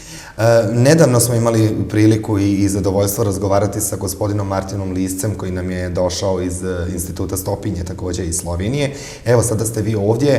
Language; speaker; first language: Bosnian; native; Bosnian